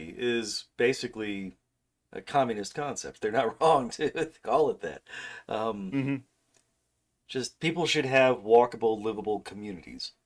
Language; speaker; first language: English; native; English